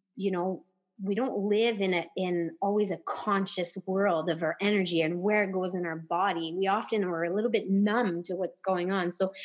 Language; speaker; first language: English; non-native, fluent; French